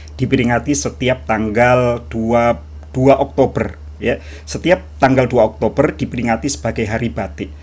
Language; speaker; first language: Indonesian; native; Indonesian